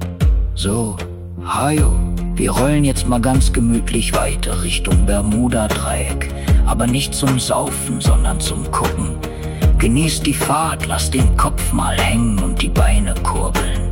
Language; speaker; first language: German; native; German